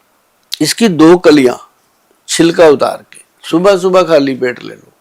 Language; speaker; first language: Hindi; native; Hindi